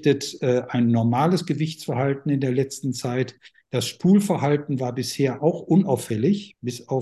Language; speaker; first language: German; native; German